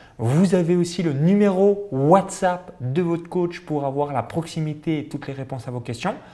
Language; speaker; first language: French; native; French